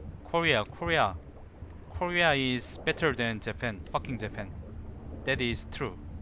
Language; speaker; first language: English; non-native, learner; Korean